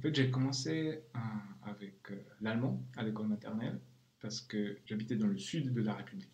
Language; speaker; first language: French; non-native, fluent; Czech